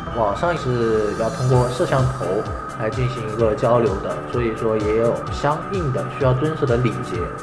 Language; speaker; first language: Chinese; native; Chinese